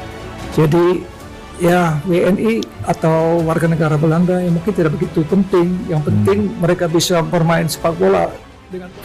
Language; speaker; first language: Indonesian; non-native, fluent; Dutch